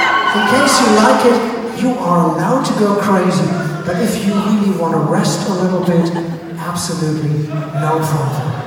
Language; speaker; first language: English; non-native, fluent; German